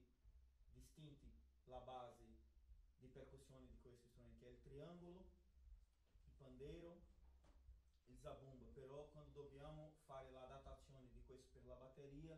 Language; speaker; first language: Italian; non-native, fluent; Portuguese